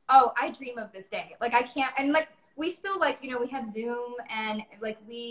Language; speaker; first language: English; native; English